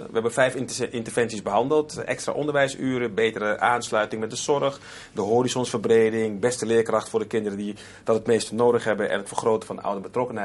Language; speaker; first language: Dutch; native; Dutch